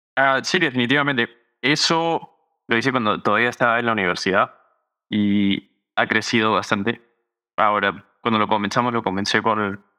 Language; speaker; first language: Spanish; early bilingual, heritage; Spanish